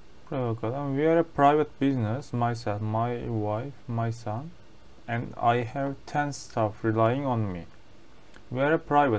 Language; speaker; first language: English; non-native, fluent; Turkish